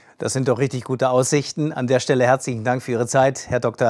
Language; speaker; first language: German; native; German